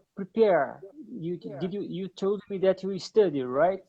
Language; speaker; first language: English; non-native, learner; Portuguese